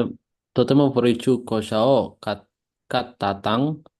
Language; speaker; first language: Japanese; non-native, learner; Indonesian